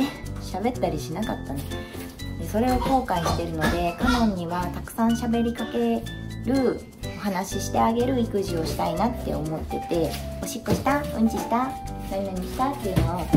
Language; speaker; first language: Japanese; native; Japanese